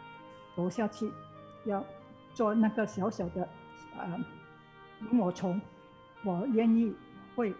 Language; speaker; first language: Chinese; non-native, learner; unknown